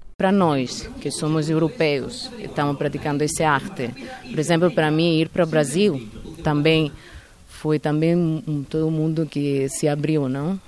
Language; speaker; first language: Portuguese; non-native, fluent; Italian